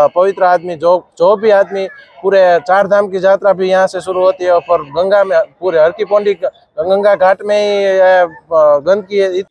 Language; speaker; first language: Hindi; non-native, local second language; Gujarati